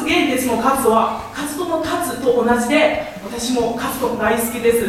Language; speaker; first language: Japanese; non-native, fluent; Chinese